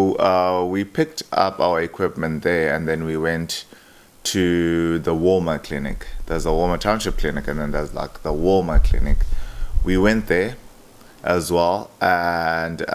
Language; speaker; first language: English; non-native, local second language; Xhosa